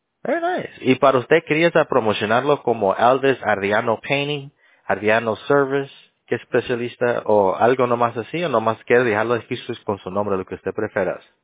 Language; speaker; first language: Spanish; early bilingual, heritage; Spanish